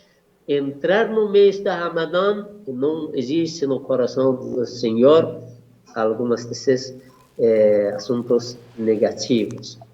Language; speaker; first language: Portuguese; non-native, learner; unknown